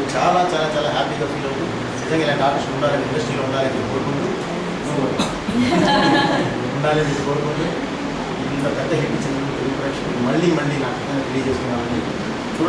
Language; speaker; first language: Telugu; native; Telugu